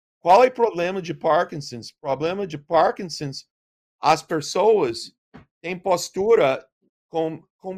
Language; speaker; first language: Portuguese; non-native, learner; English